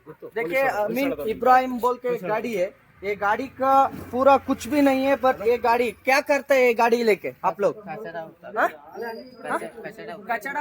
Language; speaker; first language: Hindi; non-native, local second language; Kannada